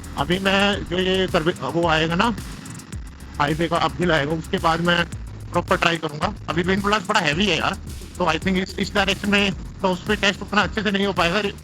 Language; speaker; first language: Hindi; native; Hindi